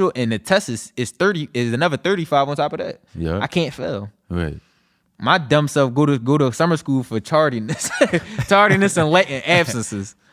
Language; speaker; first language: English; native; English